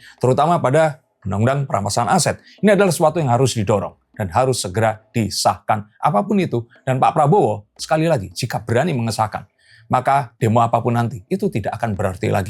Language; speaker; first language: Indonesian; native; Indonesian